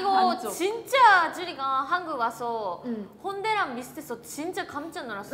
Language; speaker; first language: Korean; non-native, learner; Japanese